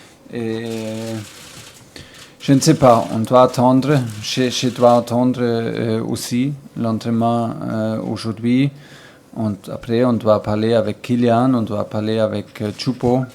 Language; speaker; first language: French; non-native, learner; German